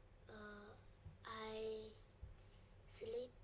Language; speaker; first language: English; non-native, learner; Vietnamese